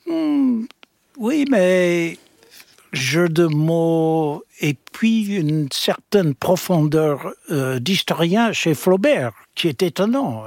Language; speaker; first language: French; non-native, fluent; English